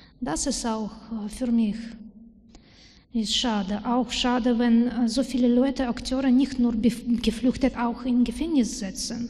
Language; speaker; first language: German; non-native, learner; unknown